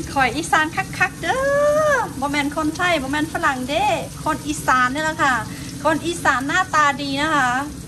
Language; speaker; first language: Thai; early bilingual, heritage; Thai